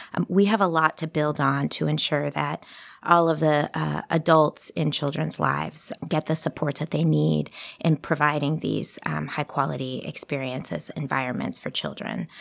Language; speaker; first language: English; early bilingual, other home language; Spanish